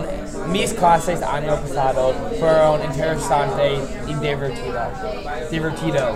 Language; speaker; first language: Spanish; non-native, learner; English